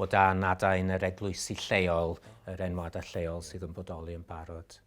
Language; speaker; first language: Welsh; native; Welsh